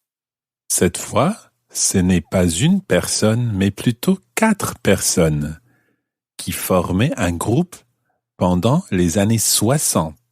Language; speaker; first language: French; non-native, fluent; English